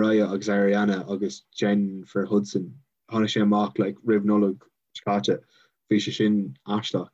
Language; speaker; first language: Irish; non-native, local second language; English